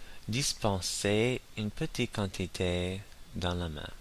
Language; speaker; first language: French; non-native, learner; English